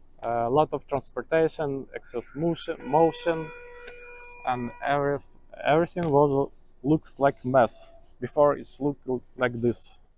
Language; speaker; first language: English; non-native, learner; Ukrainian